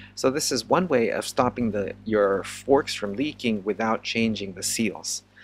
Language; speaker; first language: English; native; English